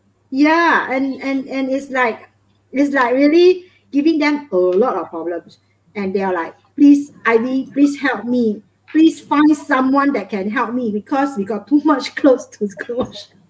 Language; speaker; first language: English; non-native, local second language; Chinese